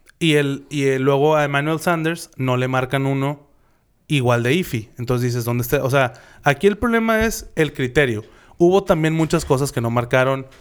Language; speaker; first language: Spanish; native; Spanish